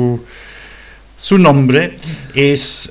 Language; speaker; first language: Spanish; non-native, fluent; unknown